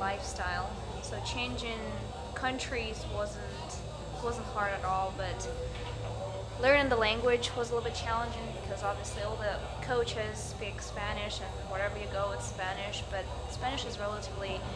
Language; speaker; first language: English; non-native, fluent; Russian